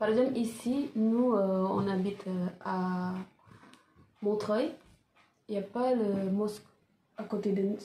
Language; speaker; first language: French; non-native, learner; Indonesian